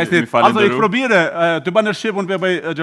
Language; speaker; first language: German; non-native, learner; Albanian